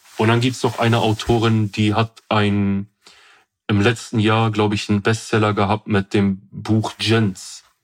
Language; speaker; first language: German; early bilingual, other home language; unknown